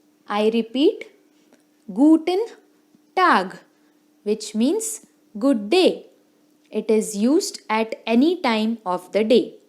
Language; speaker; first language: English; non-native, local second language; Hindi